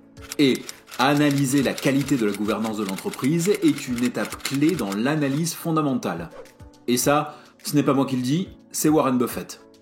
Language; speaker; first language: French; native; French